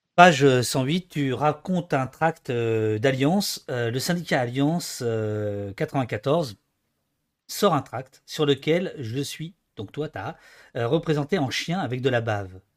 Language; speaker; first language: French; native; French